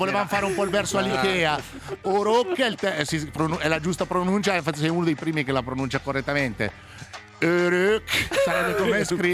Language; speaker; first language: Italian; native; Italian